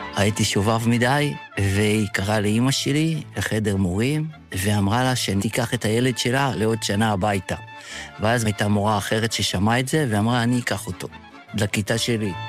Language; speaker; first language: Hebrew; early bilingual, other home language; Yiddish